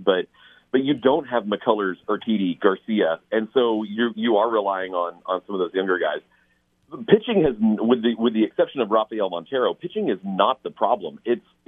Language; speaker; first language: English; native; English